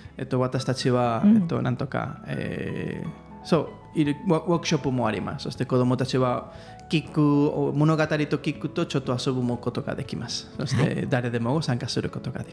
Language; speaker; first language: Japanese; non-native, learner; Spanish